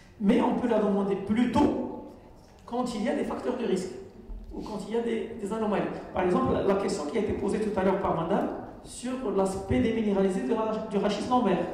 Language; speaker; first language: French; non-native, local second language; Arabic